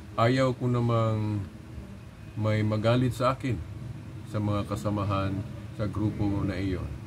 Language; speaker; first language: Filipino; non-native, local second language; Cebuano